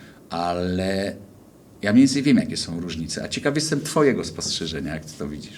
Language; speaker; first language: Polish; native; Polish